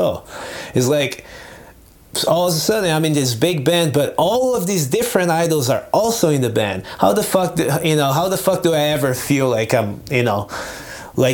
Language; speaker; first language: English; non-native, fluent; Portuguese